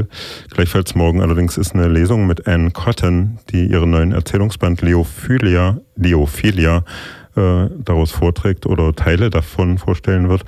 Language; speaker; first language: German; native; German